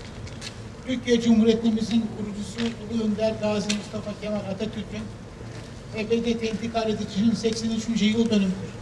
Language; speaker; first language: Turkish; native; Turkish